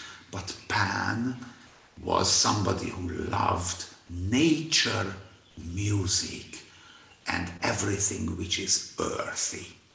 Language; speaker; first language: English; non-native, fluent; Hungarian